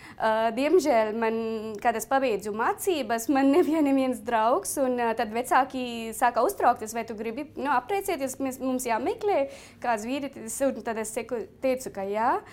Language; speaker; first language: Latvian; non-native, fluent; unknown